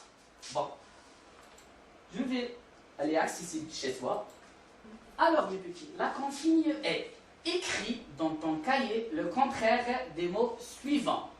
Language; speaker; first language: French; non-native, local second language; Arabic